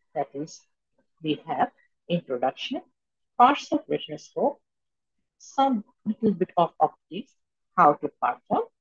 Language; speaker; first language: English; non-native, local second language; Bangla